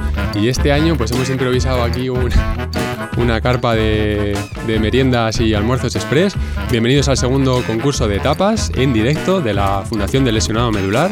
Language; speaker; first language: Spanish; native; Spanish